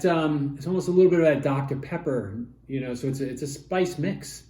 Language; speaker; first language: English; native; English